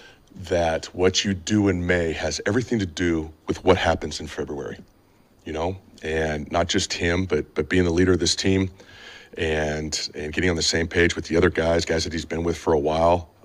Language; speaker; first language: English; native; English